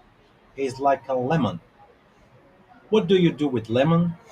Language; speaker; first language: English; non-native, learner; Italian